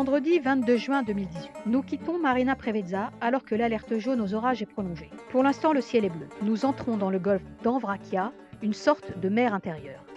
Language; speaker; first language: French; native; French